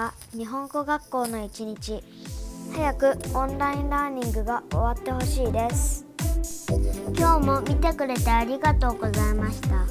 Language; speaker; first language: Japanese; early bilingual, heritage; Japanese